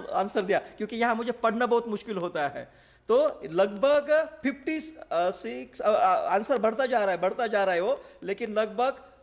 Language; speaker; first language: Hindi; non-native, local second language; Marathi